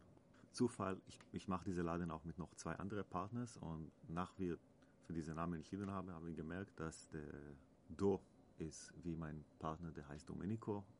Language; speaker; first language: German; non-native, learner; Hebrew